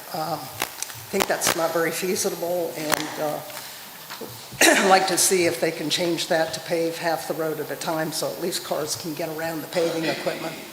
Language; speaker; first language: English; native; English